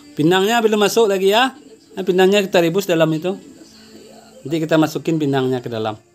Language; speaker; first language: Malay; non-native, local second language; Minangkabau